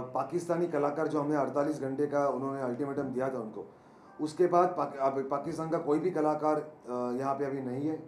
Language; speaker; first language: Hindi; non-native, local second language; Marathi